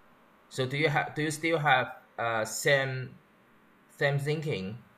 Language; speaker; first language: English; non-native, learner; Chinese